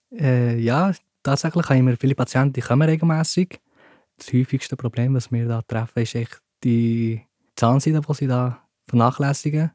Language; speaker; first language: German; early bilingual, other home language; Turkish